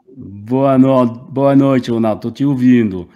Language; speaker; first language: Portuguese; non-native, fluent; French